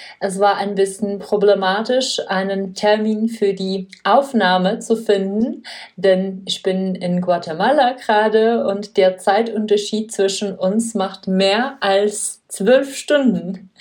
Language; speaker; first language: German; non-native, fluent; Czech